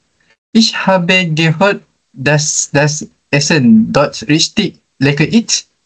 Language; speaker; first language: German; non-native, learner; Malay